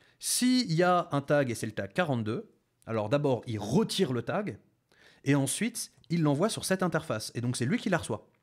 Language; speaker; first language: French; native; French